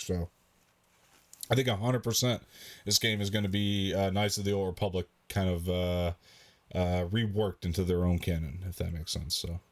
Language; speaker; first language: English; native; English